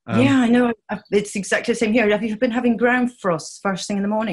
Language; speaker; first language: English; native; English